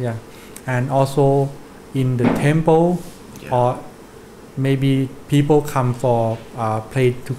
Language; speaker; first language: English; non-native, learner; Thai